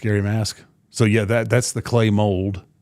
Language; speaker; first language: English; native; English